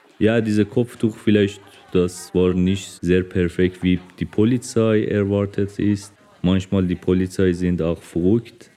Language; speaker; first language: German; non-native, learner; Persian